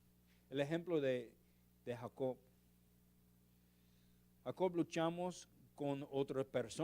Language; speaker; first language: Spanish; non-native, learner; English